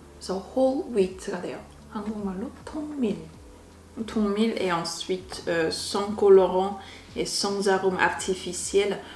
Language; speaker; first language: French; non-native, fluent; Korean